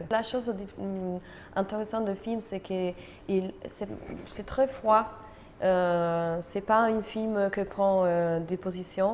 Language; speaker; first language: French; non-native, fluent; Italian